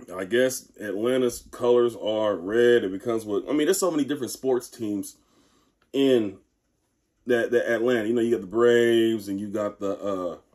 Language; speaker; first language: English; native; English